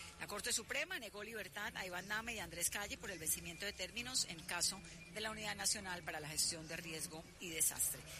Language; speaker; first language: Spanish; native; Spanish